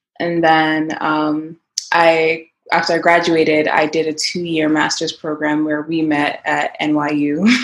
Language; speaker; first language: English; non-native, local second language; Yoruba